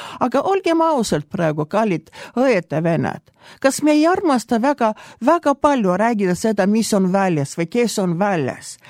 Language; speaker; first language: Estonian; non-native, local second language; Russian